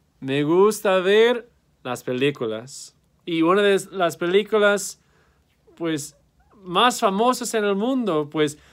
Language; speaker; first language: Spanish; non-native, fluent; English